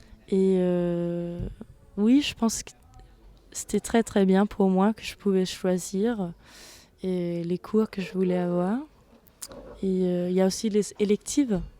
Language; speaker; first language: French; non-native, fluent; Danish